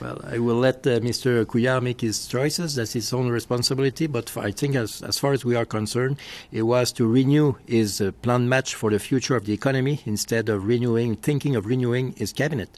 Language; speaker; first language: English; non-native, fluent; French